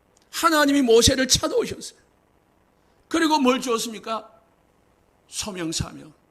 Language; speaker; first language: Korean; native; Korean